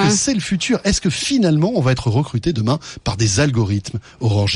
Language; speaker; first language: French; native; French